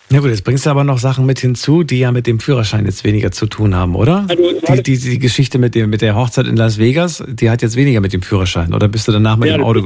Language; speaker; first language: German; native; German